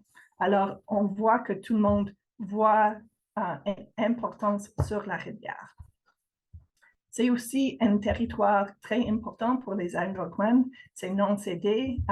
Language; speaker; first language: French; non-native, fluent; English